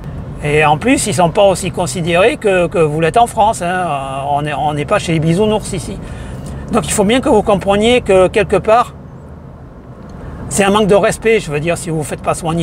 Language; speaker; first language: French; native; French